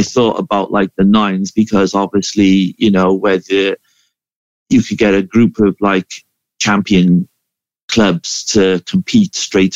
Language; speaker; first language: English; native; English